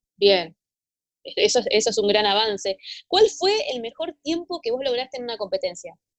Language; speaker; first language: Spanish; native; Spanish